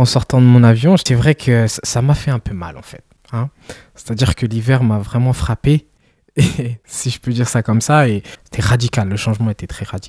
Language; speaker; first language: French; early bilingual, other home language; Kinyarwanda